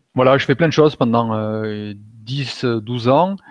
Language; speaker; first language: French; native; French